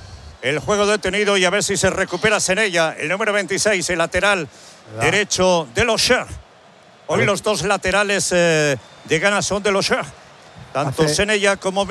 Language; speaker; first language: Spanish; native; Spanish